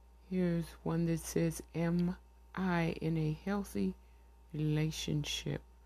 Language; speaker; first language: English; native; English